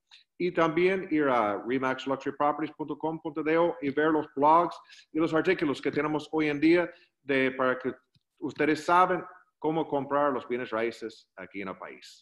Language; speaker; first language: Spanish; non-native, learner; English